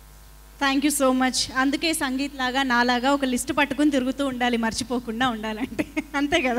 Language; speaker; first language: Telugu; native; Telugu